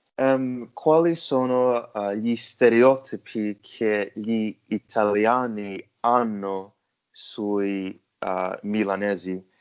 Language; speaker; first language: Italian; non-native, learner; English